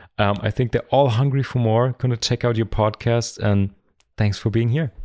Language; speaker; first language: English; non-native, fluent; German